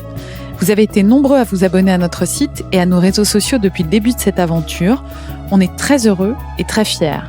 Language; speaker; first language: French; native; French